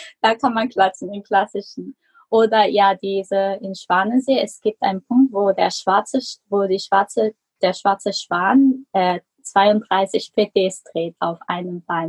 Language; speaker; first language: German; non-native, fluent; Korean